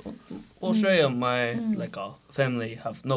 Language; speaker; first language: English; non-native, learner; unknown